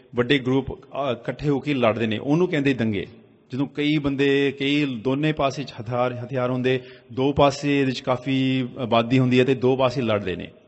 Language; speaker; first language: Punjabi; early bilingual, heritage; Punjabi